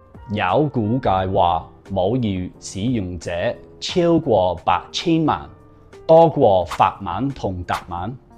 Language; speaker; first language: Cantonese; non-native, fluent; English